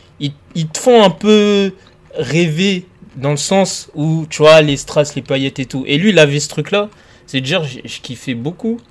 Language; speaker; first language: French; early bilingual, other home language; Lingala